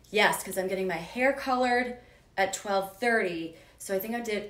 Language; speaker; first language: English; native; English